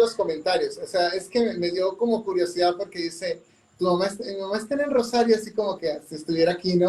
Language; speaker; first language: Spanish; native; Spanish